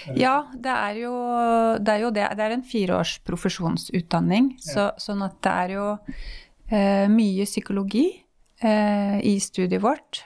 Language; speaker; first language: Norwegian; native; Norwegian